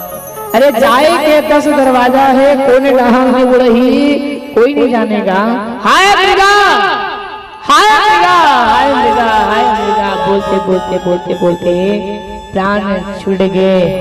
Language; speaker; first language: Hindi; non-native, local second language; Chhattisgarhi